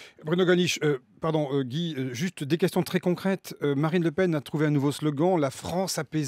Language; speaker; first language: French; native; French